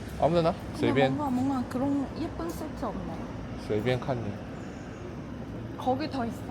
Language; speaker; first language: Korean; non-native, fluent; Chinese